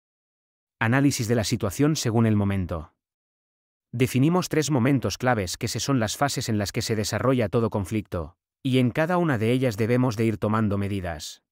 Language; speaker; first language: Spanish; native; Spanish